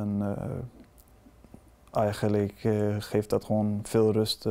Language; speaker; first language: Dutch; non-native, fluent; Danish